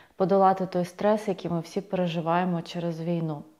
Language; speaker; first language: Ukrainian; native; Ukrainian